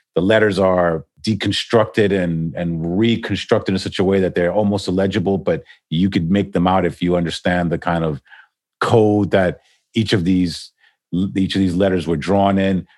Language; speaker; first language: English; native; English